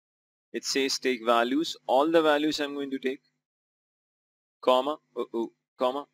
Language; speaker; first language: English; non-native, local second language; Urdu